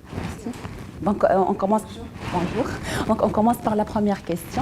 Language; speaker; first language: French; non-native, local second language; Arabic